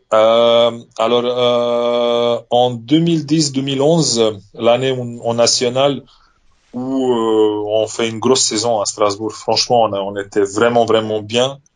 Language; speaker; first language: French; non-native, fluent; Serbian